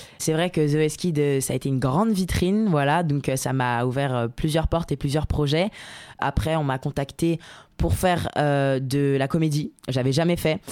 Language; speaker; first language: French; native; French